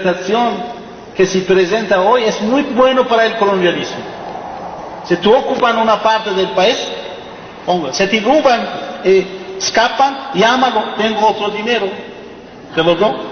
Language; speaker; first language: Spanish; non-native, fluent; Persian